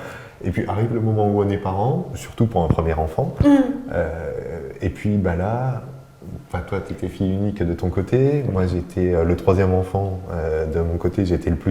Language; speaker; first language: French; native; French